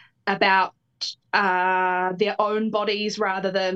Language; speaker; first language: English; native; English